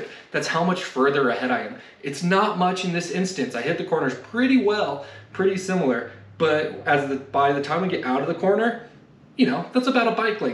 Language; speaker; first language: English; native; English